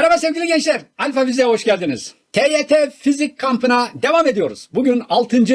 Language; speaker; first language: Turkish; native; Turkish